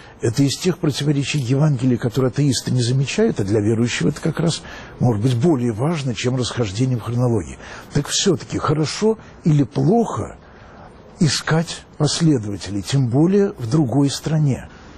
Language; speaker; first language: Russian; native; Russian